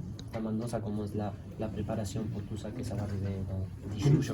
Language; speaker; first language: French; non-native, learner; Spanish